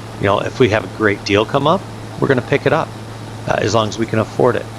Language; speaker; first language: English; native; English